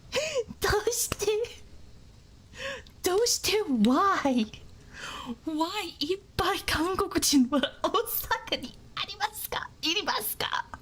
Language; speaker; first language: Japanese; non-native, learner; English